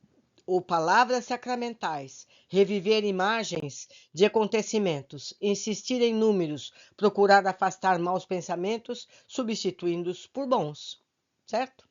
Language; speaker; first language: Portuguese; native; Portuguese